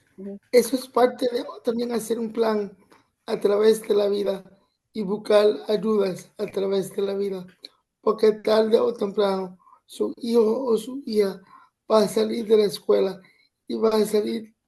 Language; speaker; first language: Spanish; early bilingual, other home language; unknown